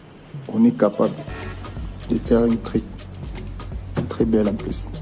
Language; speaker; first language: French; non-native, local second language; Lingala